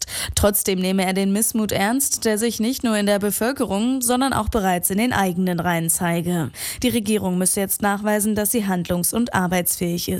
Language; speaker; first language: German; native; German